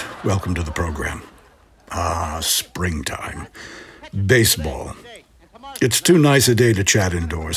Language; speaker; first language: English; native; English